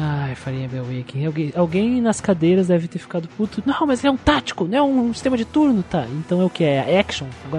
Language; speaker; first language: Portuguese; native; Portuguese